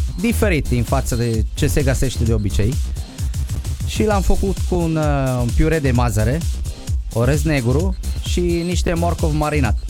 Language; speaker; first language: Romanian; non-native, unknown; Italian